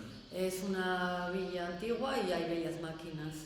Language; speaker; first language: Spanish; non-native, fluent; French